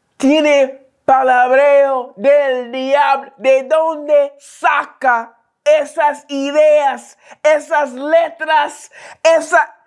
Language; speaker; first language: Spanish; non-native, learner; English